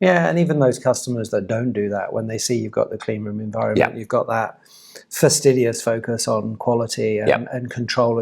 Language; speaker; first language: English; native; English